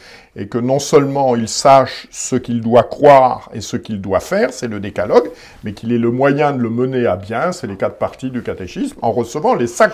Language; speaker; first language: French; native; French